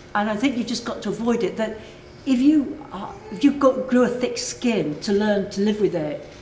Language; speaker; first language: English; native; English